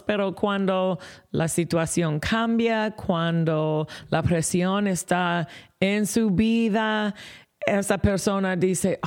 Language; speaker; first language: Spanish; non-native, fluent; English